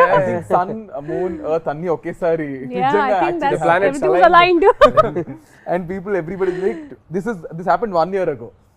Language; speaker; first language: Telugu; native; Telugu